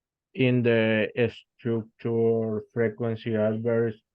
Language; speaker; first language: English; non-native, learner; Spanish